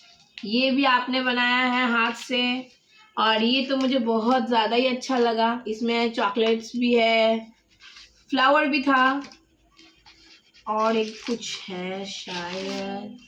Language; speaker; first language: Hindi; non-native, local second language; Bangla